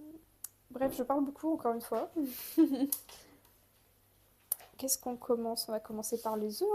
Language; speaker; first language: French; native; French